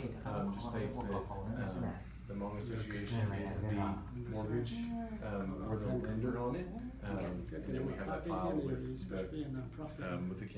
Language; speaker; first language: English; native; English